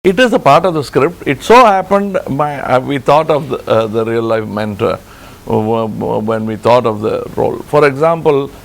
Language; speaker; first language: English; non-native, local second language; Tamil